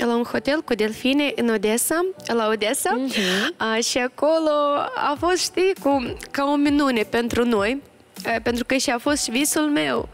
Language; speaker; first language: Romanian; non-native, local second language; Russian